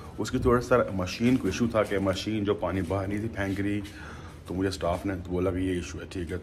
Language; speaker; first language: Urdu; non-native, local second language; Punjabi